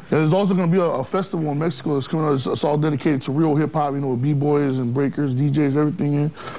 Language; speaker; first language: English; early bilingual, other home language; Spanish